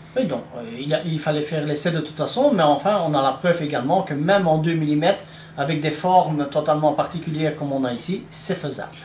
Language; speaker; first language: French; native; French